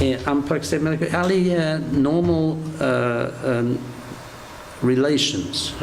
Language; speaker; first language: Slovenian; non-native, learner; English